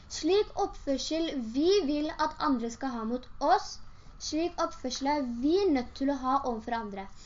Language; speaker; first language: Norwegian; native; Norwegian